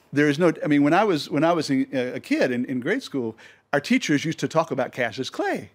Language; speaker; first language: English; native; English